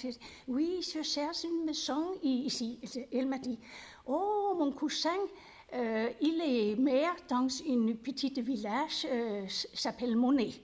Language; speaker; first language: French; non-native, learner; Danish